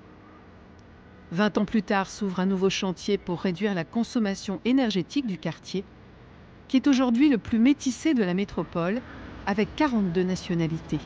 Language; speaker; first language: French; native; French